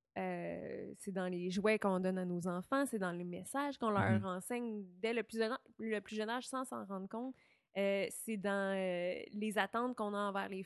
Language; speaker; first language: French; native; French